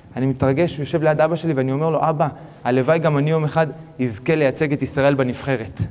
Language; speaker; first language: Hebrew; early bilingual, other home language; Spanish